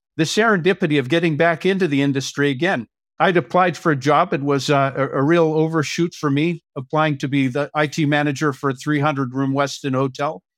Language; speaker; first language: English; native; English